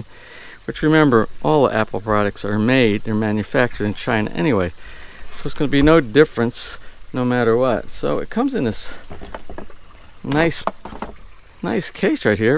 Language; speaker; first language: English; native; English